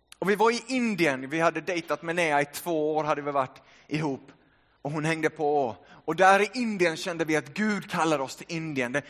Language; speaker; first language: Swedish; early bilingual, other home language; Finnish